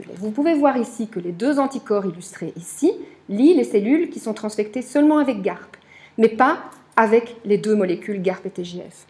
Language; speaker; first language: French; native; French